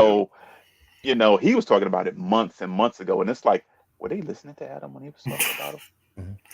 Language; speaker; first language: English; native; English